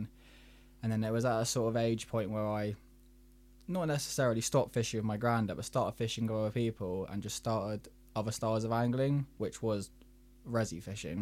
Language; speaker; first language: English; native; English